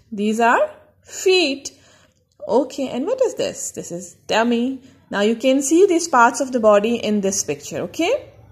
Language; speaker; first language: English; non-native, local second language; Urdu